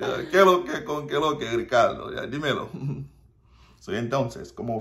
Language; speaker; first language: Spanish; non-native, learner; Haitian Creole